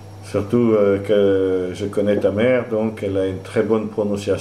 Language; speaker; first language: French; non-native, fluent; Dutch